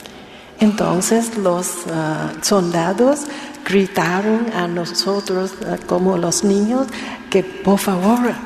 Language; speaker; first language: Spanish; non-native, learner; Vietnamese